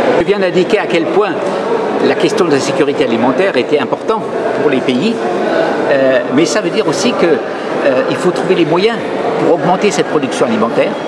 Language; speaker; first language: French; native; French